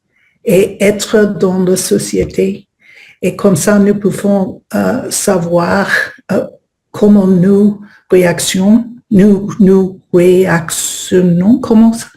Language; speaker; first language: French; non-native, learner; Spanish